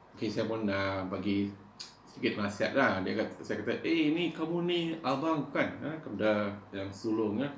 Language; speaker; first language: Malay; non-native, local second language; Iban